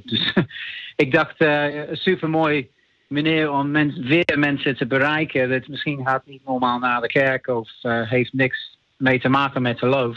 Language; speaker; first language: Dutch; non-native, learner; English